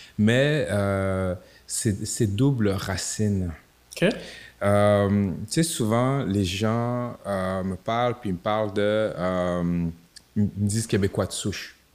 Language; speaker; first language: French; native; French